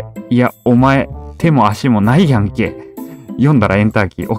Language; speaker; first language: Japanese; native; Japanese